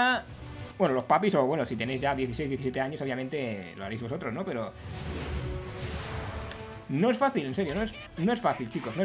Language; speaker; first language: Spanish; native; Spanish